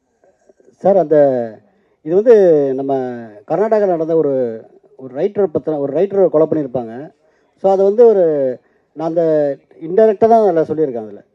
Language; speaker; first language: Tamil; native; Tamil